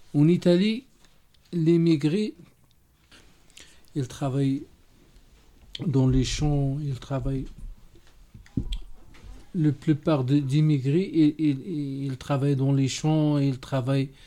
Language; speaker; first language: French; non-native, learner; Arabic